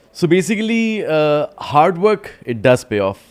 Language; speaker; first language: English; non-native, local second language; Urdu